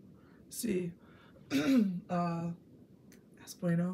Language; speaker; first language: Spanish; non-native, learner; English